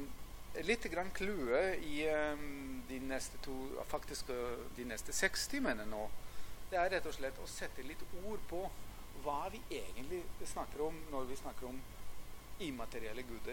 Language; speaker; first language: Norwegian; non-native, fluent; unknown